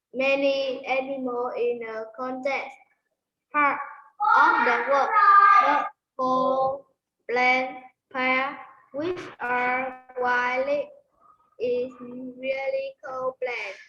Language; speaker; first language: English; non-native, learner; Vietnamese